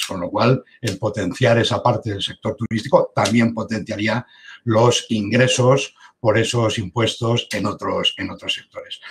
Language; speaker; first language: Spanish; native; Spanish